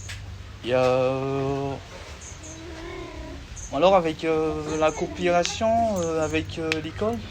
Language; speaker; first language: French; non-native, local second language; Malagasy